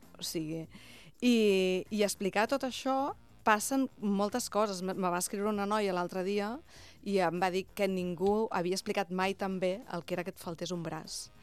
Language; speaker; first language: Catalan; native; Catalan